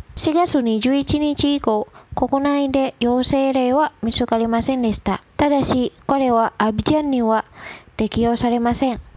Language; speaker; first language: Japanese; non-native, fluent; Indonesian